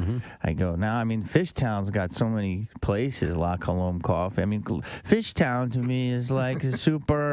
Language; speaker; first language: English; native; English